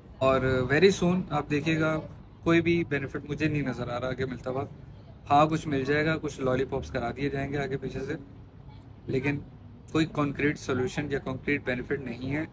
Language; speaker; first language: Urdu; native; Urdu